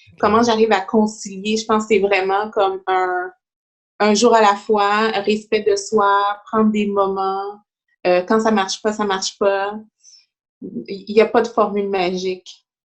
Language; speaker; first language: French; early bilingual, other home language; Haitian Creole